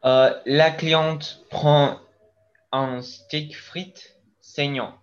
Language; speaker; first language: French; non-native, learner; Spanish